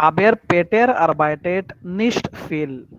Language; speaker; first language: German; non-native, learner; Marathi